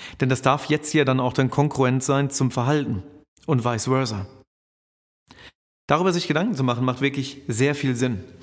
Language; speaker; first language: German; native; German